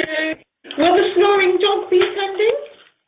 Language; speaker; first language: English; native; English